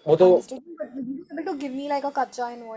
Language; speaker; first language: English; non-native, local second language; Hindi